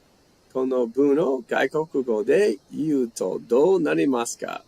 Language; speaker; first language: Japanese; non-native, fluent; English